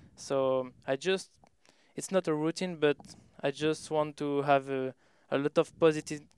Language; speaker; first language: English; non-native, learner; French